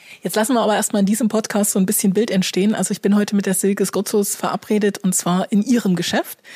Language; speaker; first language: German; native; German